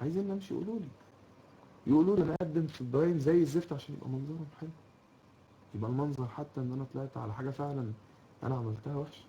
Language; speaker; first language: Arabic; native; Arabic